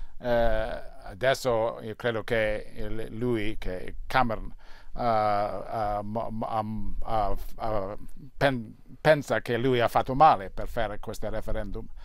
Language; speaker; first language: Italian; non-native, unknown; English